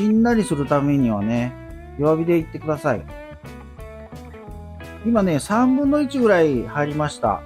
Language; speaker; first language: Japanese; native; Japanese